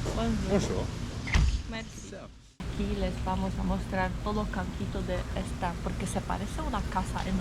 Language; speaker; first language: Spanish; non-native, fluent; Portuguese